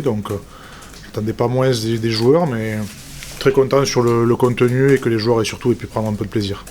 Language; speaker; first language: French; native; French